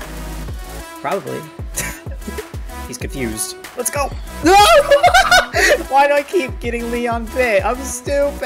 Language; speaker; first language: English; native; English